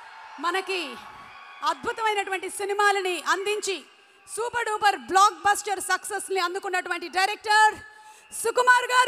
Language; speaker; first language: Telugu; native; Telugu